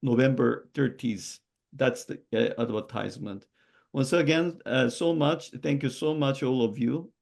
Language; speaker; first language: English; non-native, learner; Korean